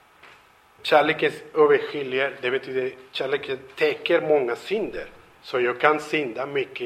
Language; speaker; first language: Swedish; non-native, fluent; Spanish